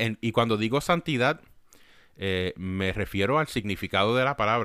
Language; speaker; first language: Spanish; early bilingual, heritage; Spanish